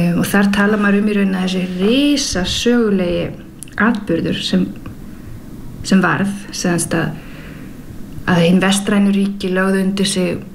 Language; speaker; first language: Icelandic; early bilingual, heritage; Icelandic